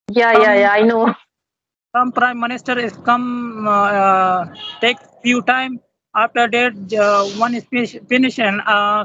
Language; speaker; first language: English; non-native, local second language; Pashto